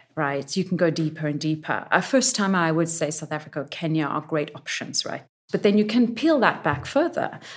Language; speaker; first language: English; native; English